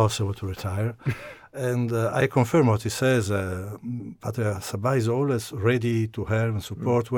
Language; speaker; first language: English; non-native, fluent; Italian